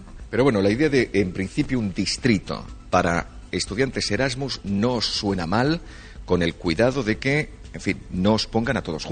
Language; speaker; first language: Spanish; native; Spanish